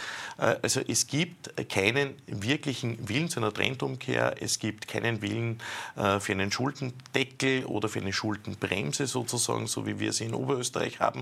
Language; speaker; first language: German; native; German